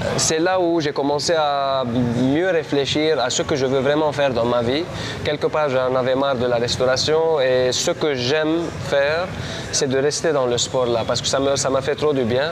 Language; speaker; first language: French; non-native, local second language; Armenian